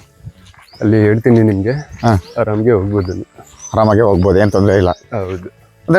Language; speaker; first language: Kannada; non-native, local second language; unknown